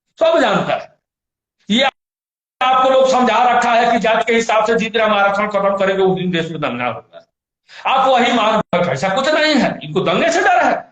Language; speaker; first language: Hindi; native; Hindi